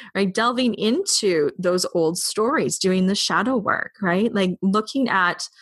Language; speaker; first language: English; native; English